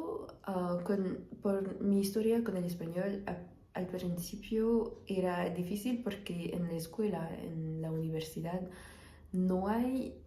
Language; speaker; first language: Spanish; non-native, fluent; French